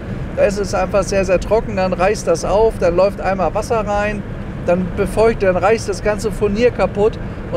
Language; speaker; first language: German; native; German